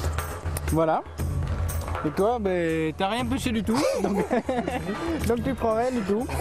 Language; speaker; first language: French; non-native, local second language; Wolof